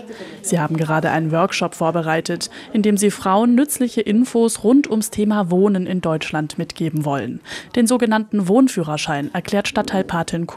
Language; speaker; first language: German; native; German